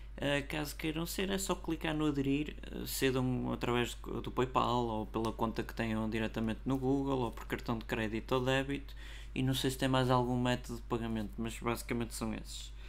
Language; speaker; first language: Portuguese; native; Portuguese